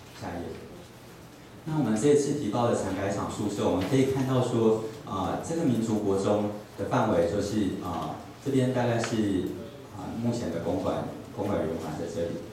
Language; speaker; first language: Chinese; native; Chinese